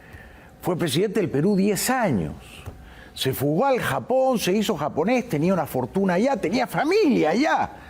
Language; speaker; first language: Spanish; native; Spanish